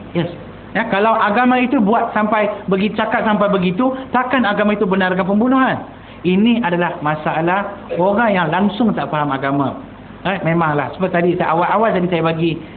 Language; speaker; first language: Malay; non-native, local second language; Tamil